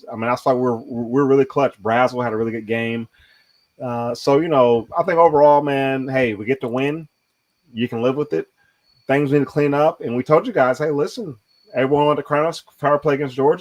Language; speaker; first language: English; native; English